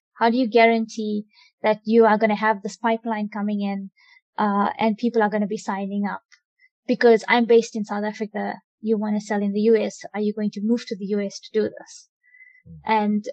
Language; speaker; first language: English; native; English